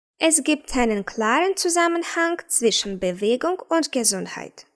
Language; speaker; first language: German; non-native, fluent; Ukrainian